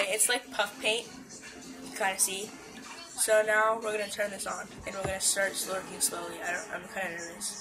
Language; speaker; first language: English; native; English